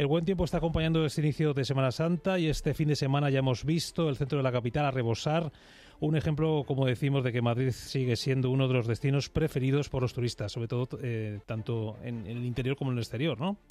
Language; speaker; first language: Spanish; native; Spanish